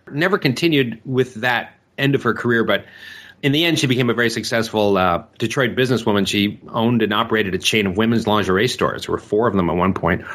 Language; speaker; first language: English; native; English